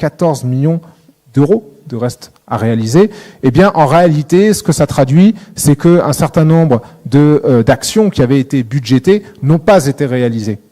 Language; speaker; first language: French; native; French